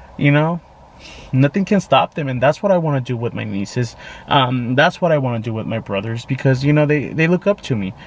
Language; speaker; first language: English; native; English